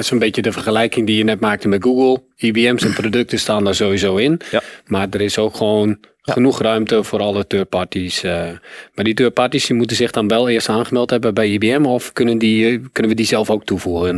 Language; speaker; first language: Dutch; native; Dutch